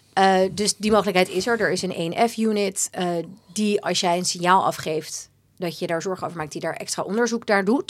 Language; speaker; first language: Dutch; native; Dutch